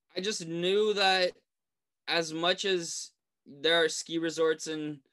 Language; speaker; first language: English; native; English